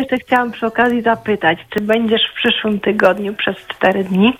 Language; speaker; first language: Polish; native; Polish